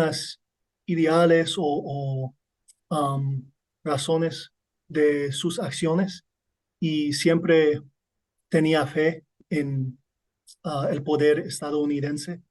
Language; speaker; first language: Spanish; non-native, learner; English